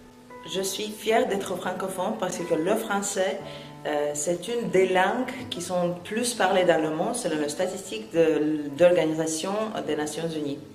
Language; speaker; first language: French; non-native, fluent; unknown